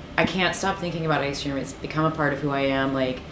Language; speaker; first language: English; native; English